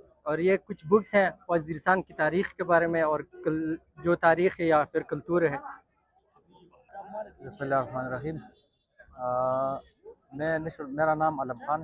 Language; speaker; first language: Hindi; non-native, local second language; Pashto